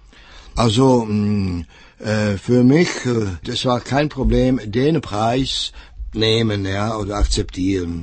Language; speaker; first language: German; non-native, fluent; Czech